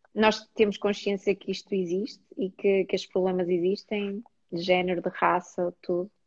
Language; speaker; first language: Portuguese; native; Portuguese